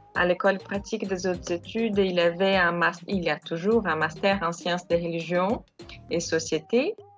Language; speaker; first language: French; non-native, fluent; Portuguese